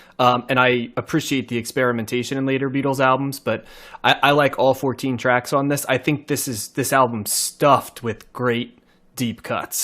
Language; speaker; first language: English; native; English